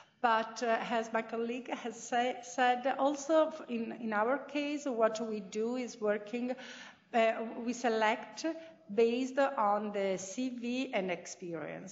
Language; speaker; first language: English; non-native, fluent; Italian